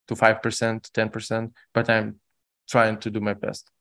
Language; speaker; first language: English; non-native, fluent; Russian